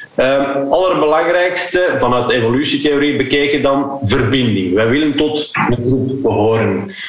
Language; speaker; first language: Dutch; native; Dutch